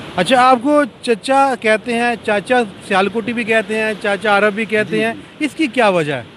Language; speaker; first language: Urdu; non-native, local second language; Punjabi